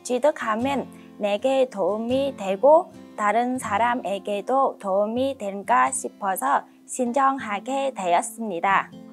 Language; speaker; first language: Korean; non-native, fluent; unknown